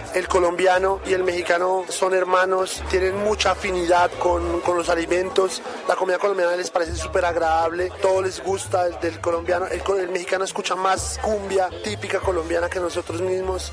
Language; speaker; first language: Spanish; native; Spanish